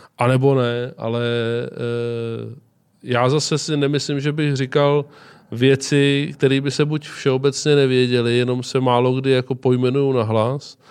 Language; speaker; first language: Czech; native; Czech